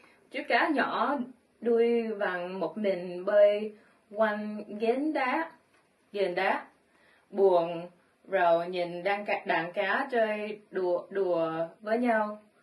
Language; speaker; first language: Vietnamese; early bilingual, heritage; Vietnamese